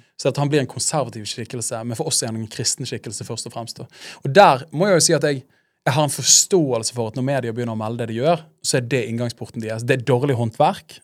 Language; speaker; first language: Norwegian; native; Norwegian